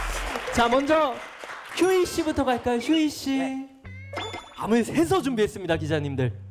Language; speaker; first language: Korean; native; Korean